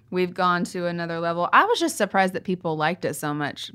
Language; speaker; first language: English; native; English